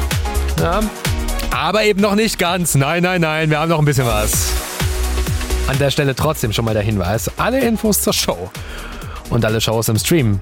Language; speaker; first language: German; native; German